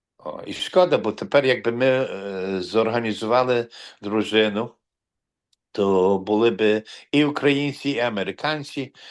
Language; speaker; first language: Ukrainian; early bilingual, heritage; Ukrainian